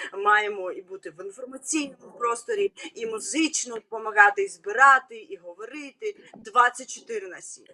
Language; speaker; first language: Ukrainian; non-native, local second language; Russian